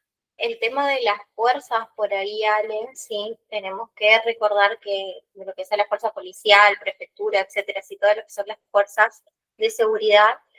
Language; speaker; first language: Spanish; native; Spanish